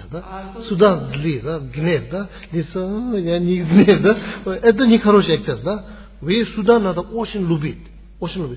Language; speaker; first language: Russian; non-native, learner; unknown